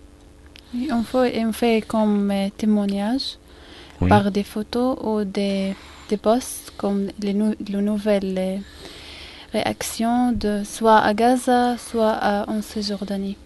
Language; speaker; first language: French; non-native, learner; Arabic